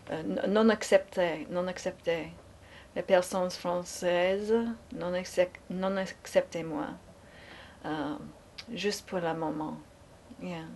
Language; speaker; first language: French; non-native, learner; English